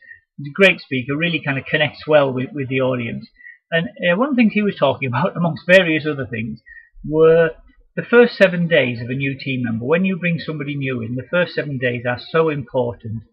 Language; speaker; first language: English; native; English